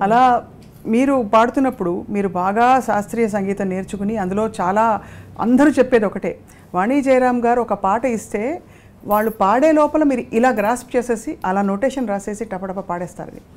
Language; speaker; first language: Telugu; native; Telugu